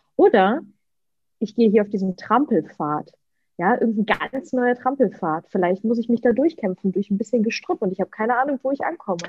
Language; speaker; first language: German; early bilingual, other home language; Russian